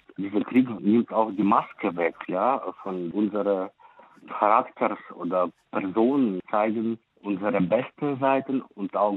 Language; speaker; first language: German; non-native, fluent; Ukrainian